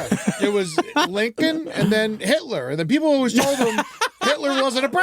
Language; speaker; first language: English; native; English